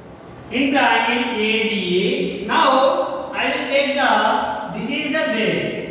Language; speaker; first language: English; non-native, local second language; Telugu